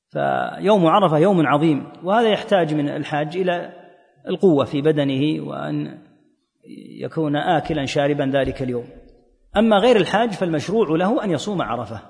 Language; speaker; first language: Arabic; native; Arabic